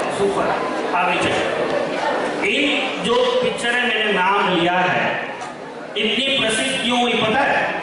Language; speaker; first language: Hindi; non-native, local second language; Kannada